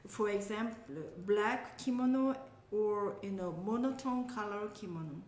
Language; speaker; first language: English; non-native, learner; Japanese